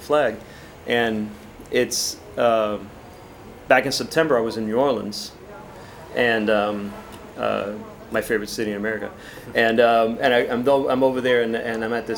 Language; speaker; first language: English; early bilingual, other home language; Spanish